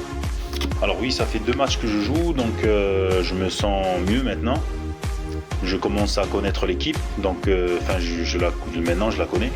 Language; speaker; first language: French; native; French